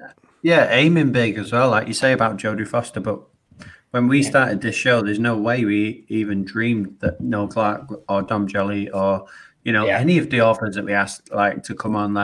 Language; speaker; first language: English; native; English